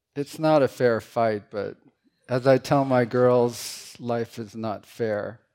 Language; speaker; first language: English; early bilingual, other home language; Korean